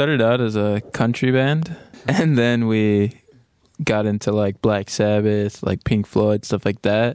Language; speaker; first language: English; native; English